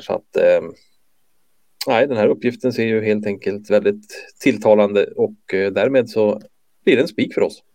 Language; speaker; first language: Swedish; native; Swedish